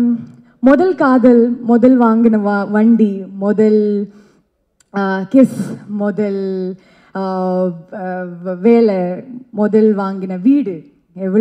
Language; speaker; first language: Tamil; non-native, learner; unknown